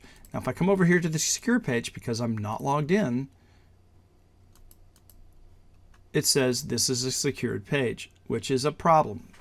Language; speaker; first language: English; native; English